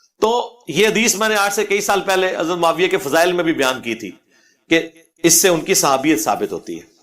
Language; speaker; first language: Urdu; non-native, local second language; Punjabi